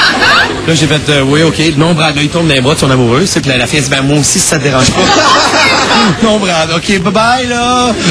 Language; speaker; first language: French; native; French